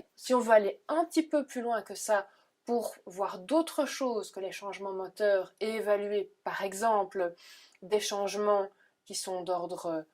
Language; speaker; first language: French; native; French